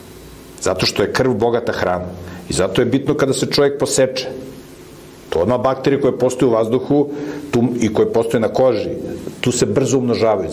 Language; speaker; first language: Serbian; native; Serbian